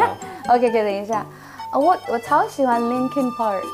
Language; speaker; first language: Chinese; non-native, fluent; Malay